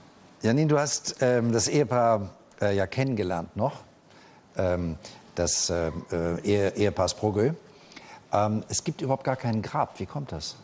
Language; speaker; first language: German; native; German